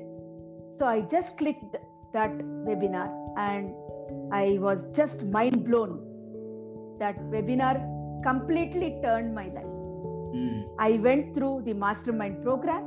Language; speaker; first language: English; non-native, local second language; Kannada